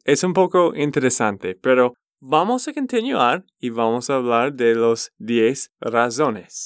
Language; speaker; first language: Spanish; non-native, learner; English